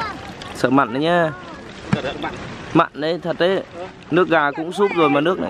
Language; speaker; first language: Vietnamese; native; Vietnamese